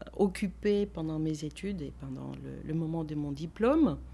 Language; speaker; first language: French; non-native, fluent; Greek